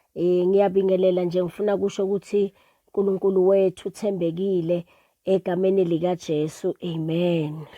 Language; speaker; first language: Zulu; non-native, local second language; Swati